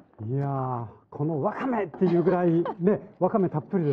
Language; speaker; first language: Japanese; native; Japanese